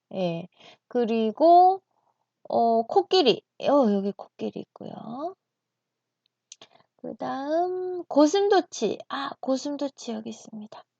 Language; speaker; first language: Korean; native; Korean